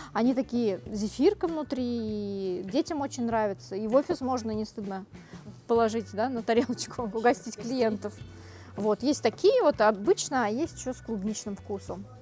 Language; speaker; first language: Russian; native; Russian